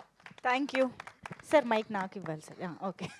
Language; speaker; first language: Telugu; native; Telugu